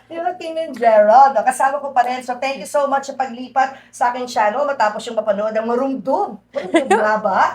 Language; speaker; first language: Filipino; native; Filipino